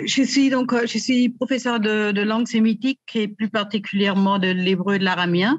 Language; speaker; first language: French; native; French